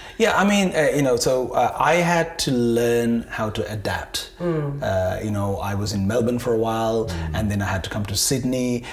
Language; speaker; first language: English; non-native, local second language; Sinhala